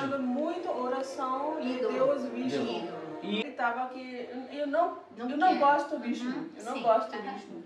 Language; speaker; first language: Portuguese; non-native, learner; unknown